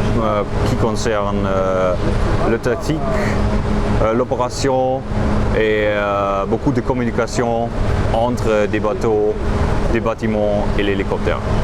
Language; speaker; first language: French; non-native, fluent; German